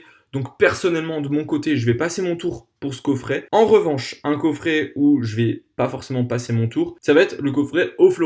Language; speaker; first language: French; native; French